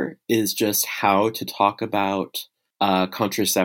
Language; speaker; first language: English; native; English